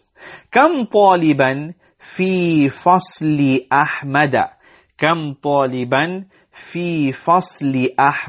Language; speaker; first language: Arabic; non-native, fluent; English